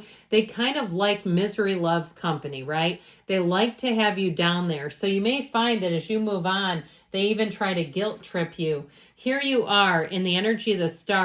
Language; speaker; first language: English; native; English